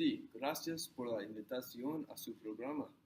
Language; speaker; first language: Spanish; non-native, learner; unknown